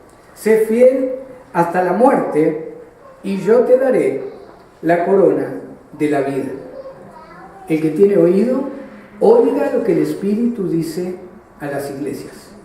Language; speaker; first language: Spanish; native; Spanish